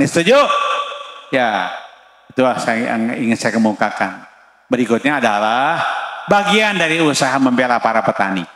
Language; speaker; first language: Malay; non-native, local second language; Sundanese